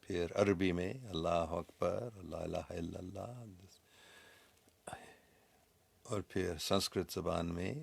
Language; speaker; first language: Urdu; non-native, fluent; English